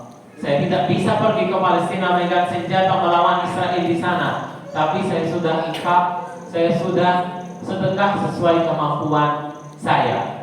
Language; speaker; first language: Indonesian; non-native, fluent; Arabic